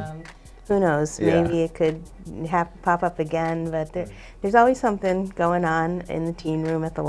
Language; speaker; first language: English; native; English